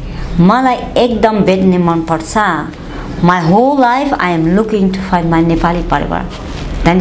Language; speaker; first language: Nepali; non-native, learner; Dutch